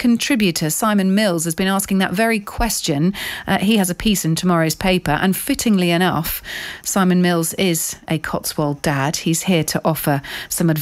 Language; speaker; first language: English; native; English